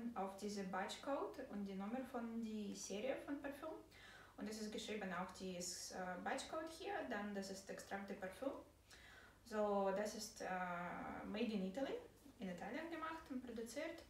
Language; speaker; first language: German; non-native, fluent; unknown